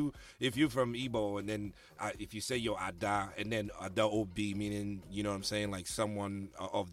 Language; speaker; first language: English; non-native, local second language; Igbo